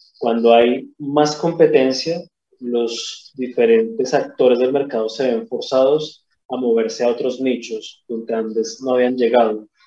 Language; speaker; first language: Spanish; native; Spanish